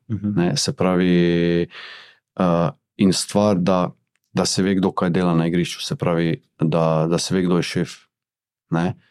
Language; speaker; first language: Slovenian; early bilingual, other home language; Bosnian